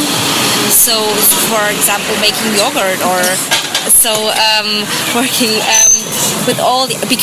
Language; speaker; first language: English; non-native, fluent; German